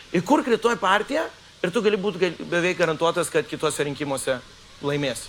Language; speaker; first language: Lithuanian; early bilingual, heritage; Lithuanian